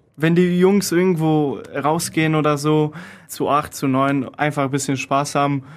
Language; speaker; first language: German; early bilingual, other home language; Polish